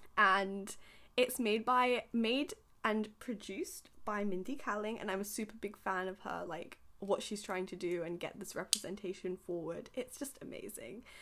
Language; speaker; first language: English; early bilingual, other home language; Hindi